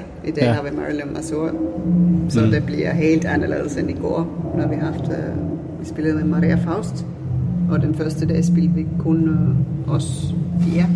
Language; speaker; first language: Danish; non-native, fluent; Finnish